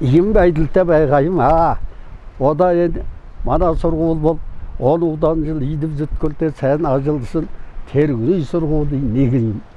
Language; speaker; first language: Mongolian; non-native, local second language; Kazakh